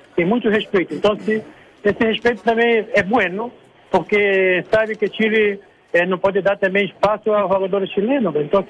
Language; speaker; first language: Spanish; non-native, learner; Portuguese